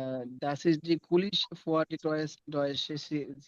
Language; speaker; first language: German; non-native, learner; Bangla